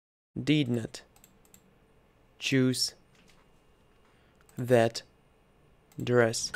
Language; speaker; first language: English; non-native, learner; Russian